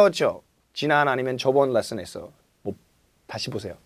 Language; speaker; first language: Korean; non-native, fluent; English